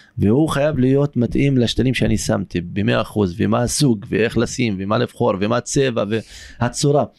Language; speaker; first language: Hebrew; non-native, local second language; Arabic